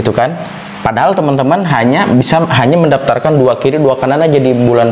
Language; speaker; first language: Indonesian; non-native, local second language; Sundanese